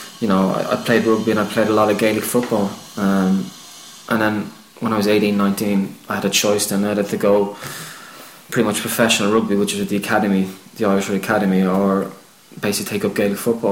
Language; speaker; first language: English; native; English